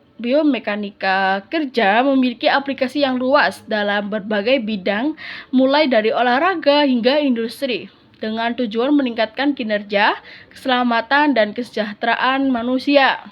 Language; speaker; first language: Indonesian; native; Indonesian